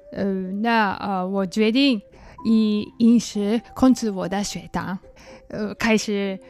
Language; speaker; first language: Chinese; non-native, learner; Japanese